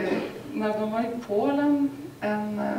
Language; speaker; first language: Swedish; non-native, fluent; Lithuanian